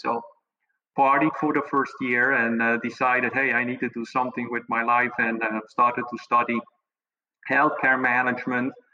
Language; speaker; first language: English; non-native, fluent; Papiamento